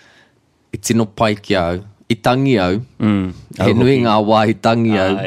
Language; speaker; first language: Māori; non-native, local second language; English